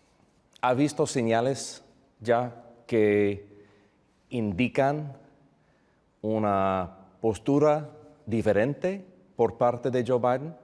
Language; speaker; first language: Spanish; non-native, fluent; English